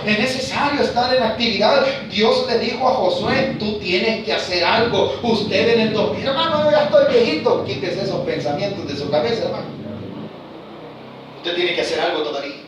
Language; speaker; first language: Spanish; native; Spanish